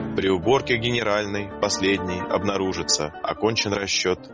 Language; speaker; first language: Russian; native; Russian